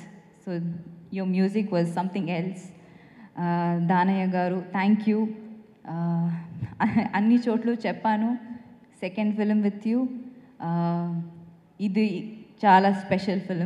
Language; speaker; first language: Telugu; non-native, fluent; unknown